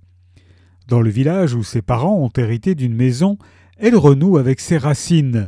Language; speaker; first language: French; native; French